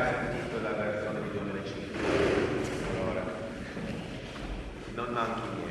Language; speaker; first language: Italian; non-native, fluent; English